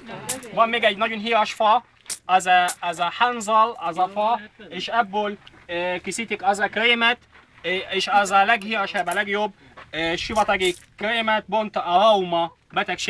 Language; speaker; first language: Hungarian; non-native, learner; Arabic